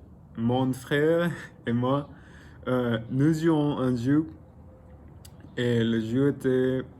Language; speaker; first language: French; non-native, learner; Spanish